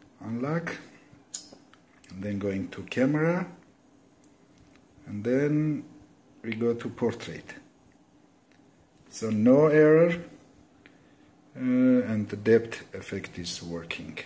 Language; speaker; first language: English; non-native, fluent; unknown